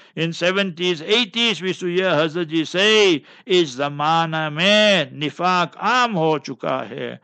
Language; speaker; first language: English; native; English